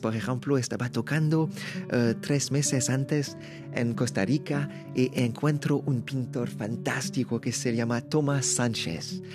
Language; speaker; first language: Spanish; non-native, learner; French